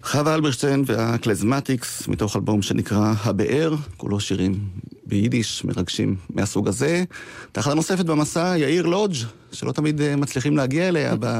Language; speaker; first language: Hebrew; native; Hebrew